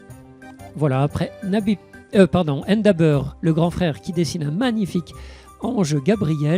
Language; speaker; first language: French; native; French